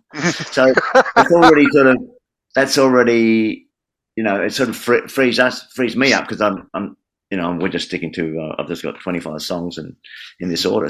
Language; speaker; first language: English; native; English